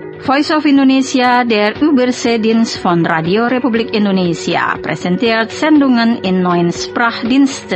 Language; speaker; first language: German; non-native, fluent; Indonesian